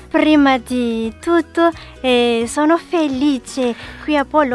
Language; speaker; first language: Italian; non-native, learner; Malagasy